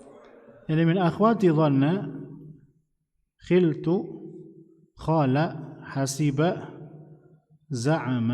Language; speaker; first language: Arabic; non-native, fluent; Indonesian